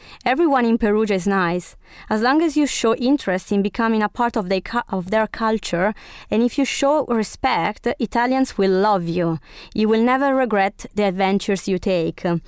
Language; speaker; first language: English; non-native, fluent; Italian